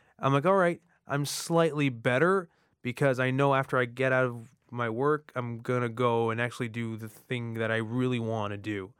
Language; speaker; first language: English; early bilingual, other home language; Arabic